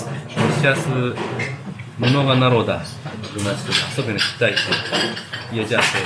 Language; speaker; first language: Russian; non-native, learner; Japanese